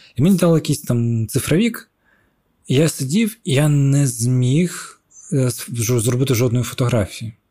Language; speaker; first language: Ukrainian; non-native, local second language; Russian